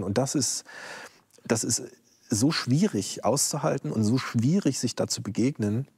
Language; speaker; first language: German; native; German